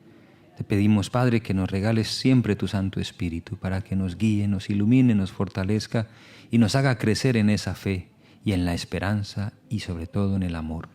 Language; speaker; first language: Spanish; native; Spanish